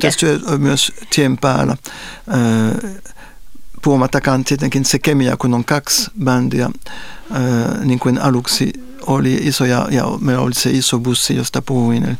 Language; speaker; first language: Finnish; non-native, fluent; French